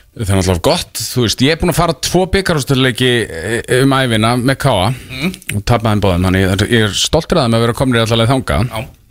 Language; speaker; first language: Icelandic; native; Icelandic